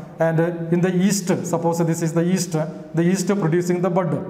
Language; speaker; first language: English; non-native, local second language; Marathi